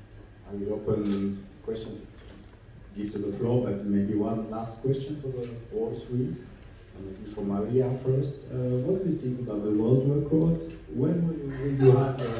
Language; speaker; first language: English; non-native, fluent; French